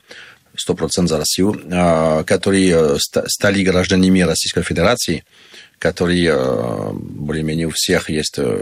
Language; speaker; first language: Russian; non-native, learner; French